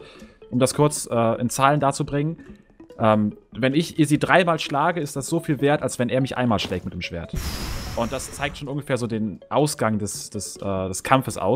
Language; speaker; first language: German; native; German